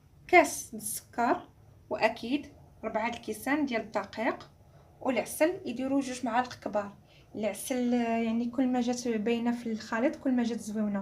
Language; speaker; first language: Arabic; native; Arabic